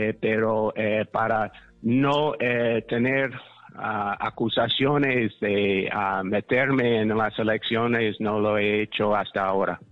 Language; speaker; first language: Spanish; non-native, fluent; English